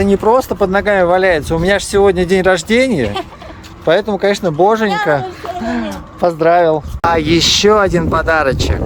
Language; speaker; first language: Russian; native; Russian